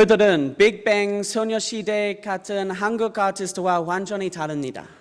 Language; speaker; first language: Korean; non-native, fluent; English